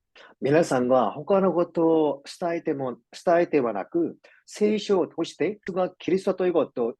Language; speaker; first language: Japanese; non-native, fluent; Korean